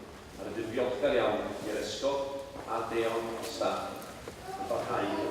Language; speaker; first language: Welsh; native; Welsh